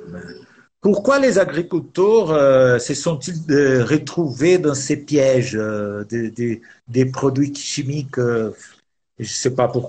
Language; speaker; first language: French; non-native, fluent; Portuguese